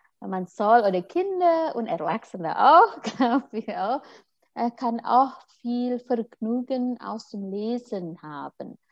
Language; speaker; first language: German; non-native, fluent; Indonesian